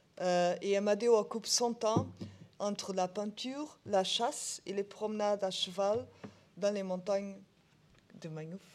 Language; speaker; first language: French; non-native, learner; Portuguese